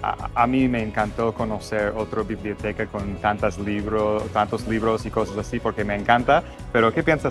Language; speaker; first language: Spanish; non-native, fluent; English